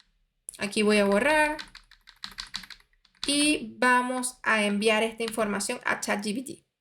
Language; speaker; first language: Spanish; native; Spanish